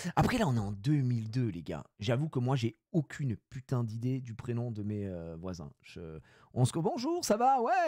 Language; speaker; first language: French; native; French